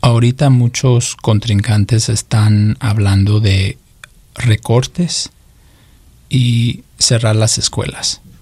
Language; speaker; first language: Spanish; early bilingual, heritage; Spanish